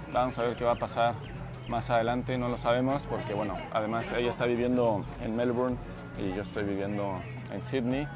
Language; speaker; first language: Spanish; native; Spanish